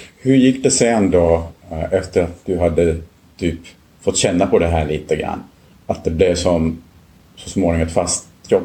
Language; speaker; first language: Swedish; native; Swedish